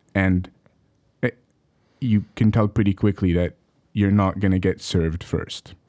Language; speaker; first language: English; early bilingual, other home language; Arabic